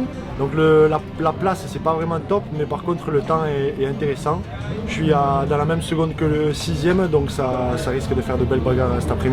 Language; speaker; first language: French; native; French